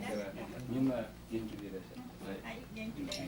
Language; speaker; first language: Japanese; non-native, learner; Kyrgyz